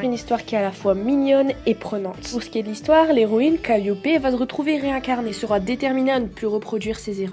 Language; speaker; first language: French; native; French